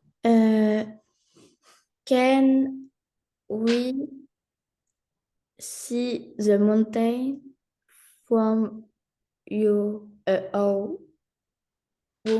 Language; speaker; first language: English; non-native, learner; French